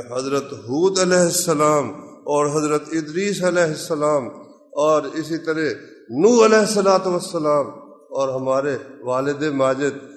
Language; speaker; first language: Urdu; non-native, local second language; Punjabi